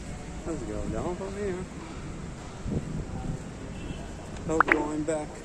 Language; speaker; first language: English; non-native, learner; Arabic